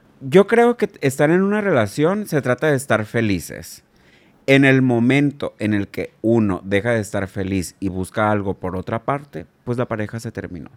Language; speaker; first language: Spanish; native; Spanish